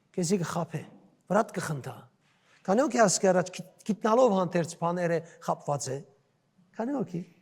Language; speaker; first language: Armenian; native; Armenian